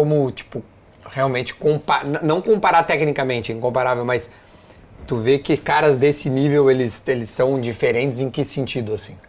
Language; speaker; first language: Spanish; non-native, learner; Portuguese